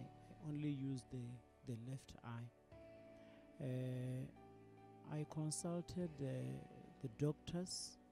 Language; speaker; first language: English; non-native, local second language; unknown